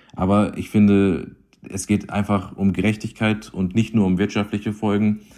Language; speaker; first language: German; native; German